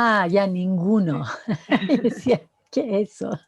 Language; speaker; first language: Spanish; native; Spanish